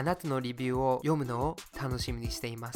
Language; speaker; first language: Japanese; non-native, fluent; English